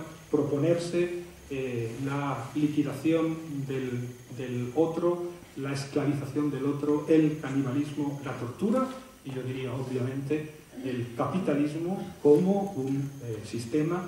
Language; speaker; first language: Spanish; native; Spanish